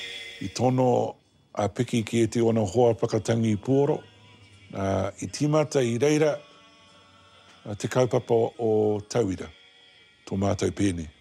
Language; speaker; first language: Māori; non-native, local second language; English